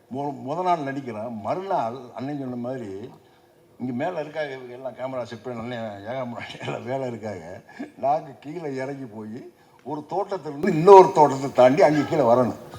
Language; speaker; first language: Tamil; native; Tamil